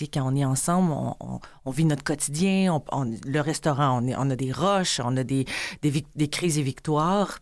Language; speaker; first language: French; native; French